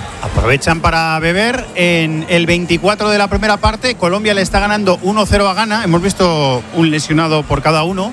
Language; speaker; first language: Spanish; native; Spanish